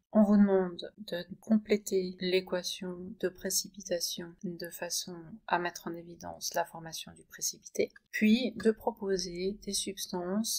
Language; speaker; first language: French; native; French